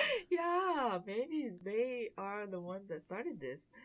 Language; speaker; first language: English; early bilingual, other home language; Japanese